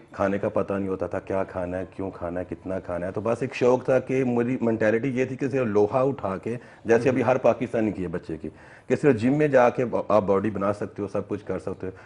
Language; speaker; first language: Urdu; non-native, local second language; Punjabi